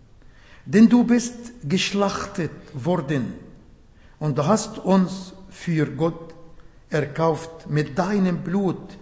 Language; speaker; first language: German; non-native, fluent; Arabic